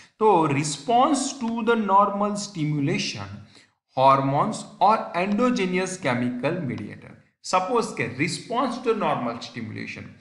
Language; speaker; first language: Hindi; non-native, local second language; Gujarati